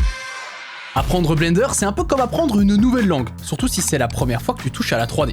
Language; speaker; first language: French; native; French